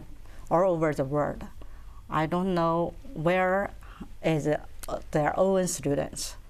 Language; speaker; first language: English; non-native, learner; Chinese